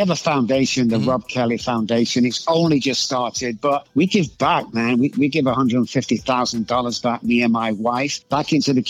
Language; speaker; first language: English; native; English